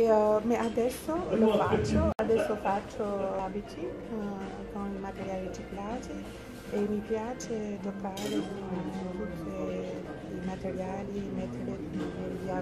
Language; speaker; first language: Italian; non-native, fluent; Albanian